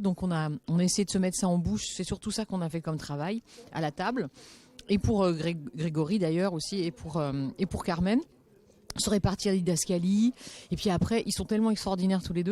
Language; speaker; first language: French; native; French